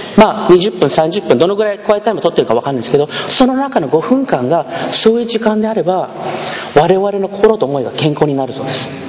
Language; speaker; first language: Japanese; early bilingual, heritage; Japanese